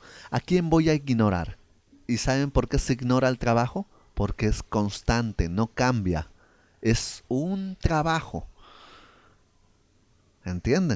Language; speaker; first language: Spanish; native; Spanish